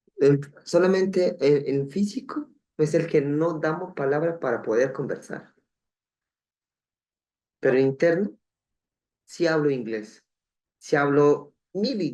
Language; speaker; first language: Spanish; non-native, local second language; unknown